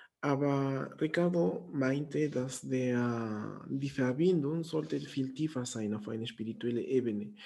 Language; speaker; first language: German; non-native, fluent; Spanish